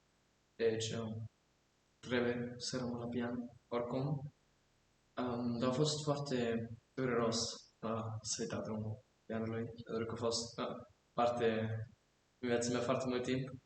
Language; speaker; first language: Romanian; early bilingual, heritage; German